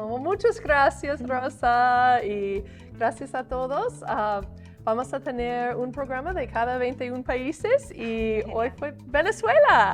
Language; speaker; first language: Spanish; non-native, fluent; English